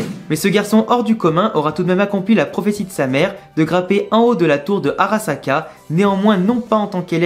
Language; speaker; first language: French; native; French